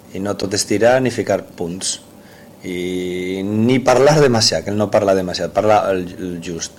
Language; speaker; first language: Catalan; non-native, local second language; Spanish